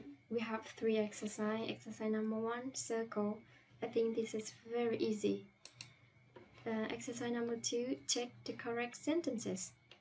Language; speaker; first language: English; non-native, fluent; Vietnamese